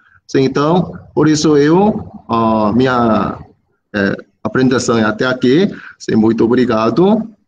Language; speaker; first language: Portuguese; non-native, fluent; Korean